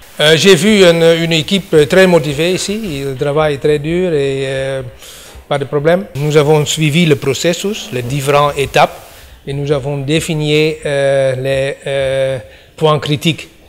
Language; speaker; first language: French; non-native, learner; Dutch